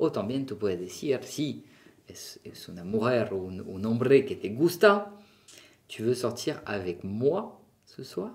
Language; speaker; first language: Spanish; non-native, fluent; French